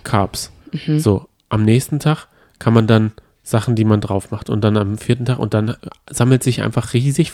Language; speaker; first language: German; native; German